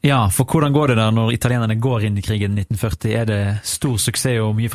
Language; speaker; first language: Norwegian; native; Norwegian